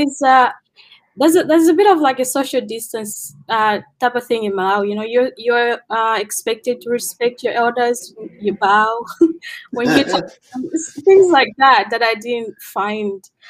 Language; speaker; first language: English; non-native, local second language; Nyanja